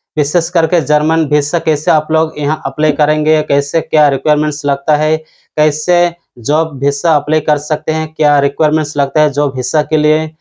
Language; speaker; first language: Hindi; non-native, local second language; Odia